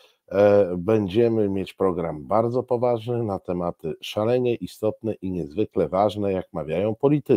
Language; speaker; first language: Polish; native; Polish